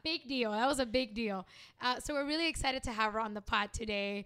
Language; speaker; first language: English; early bilingual, other home language; Spanish